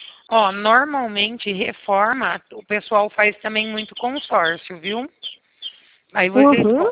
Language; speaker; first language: Portuguese; native; Portuguese